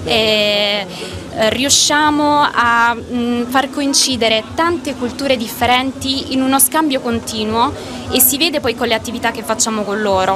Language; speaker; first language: Italian; native; Italian